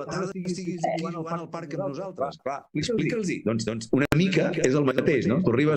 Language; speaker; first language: Catalan; native; Catalan